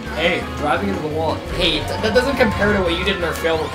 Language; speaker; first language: English; native; English